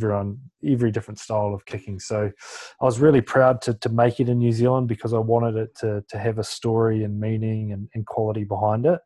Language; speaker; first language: English; native; English